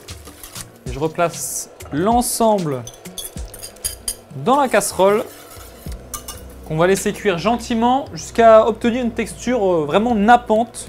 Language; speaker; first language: French; native; French